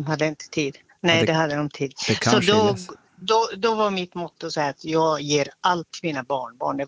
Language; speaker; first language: Swedish; native; Swedish